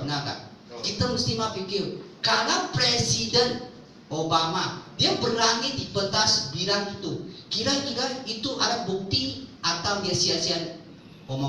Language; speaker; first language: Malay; non-native, local second language; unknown